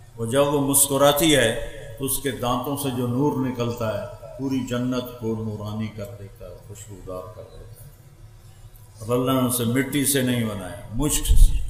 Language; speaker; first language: Urdu; non-native, local second language; Punjabi